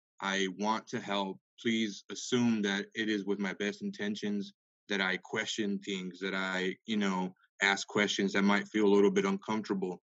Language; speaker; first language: English; early bilingual, other home language; Spanish